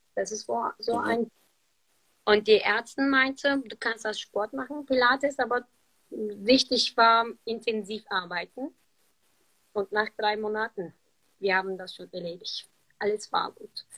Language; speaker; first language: German; non-native, learner; Turkish